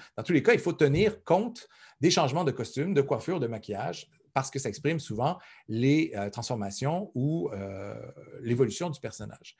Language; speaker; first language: French; native; French